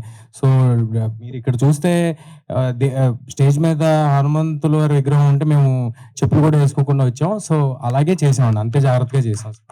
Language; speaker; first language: Telugu; native; Telugu